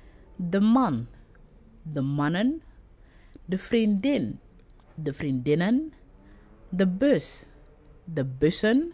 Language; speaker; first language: Dutch; non-native, fluent; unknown